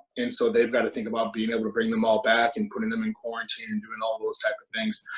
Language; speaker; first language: English; native; English